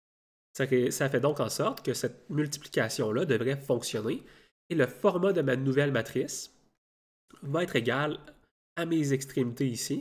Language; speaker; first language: French; native; French